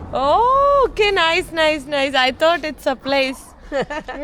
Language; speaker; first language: English; non-native, learner; Malayalam